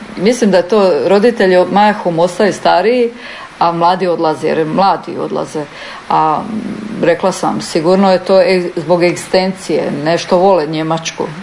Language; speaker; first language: Croatian; native; Croatian